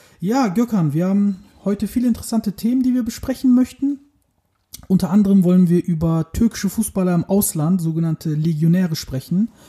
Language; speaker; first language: German; early bilingual, other home language; Turkish